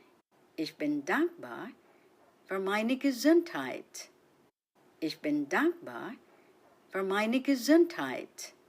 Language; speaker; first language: German; non-native, fluent; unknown